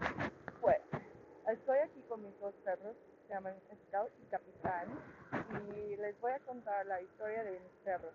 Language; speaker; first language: Spanish; non-native, learner; English